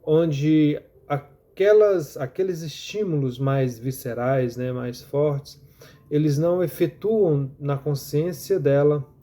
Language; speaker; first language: Portuguese; native; Portuguese